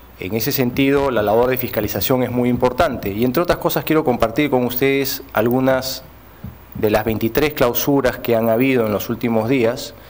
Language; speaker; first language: Spanish; native; Spanish